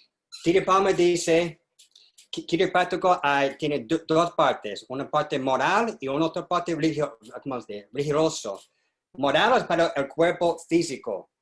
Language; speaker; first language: Spanish; non-native, learner; English